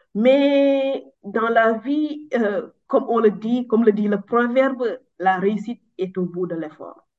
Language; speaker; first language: French; non-native, local second language; Wolof